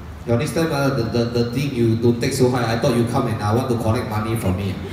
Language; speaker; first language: English; non-native, local second language; Chinese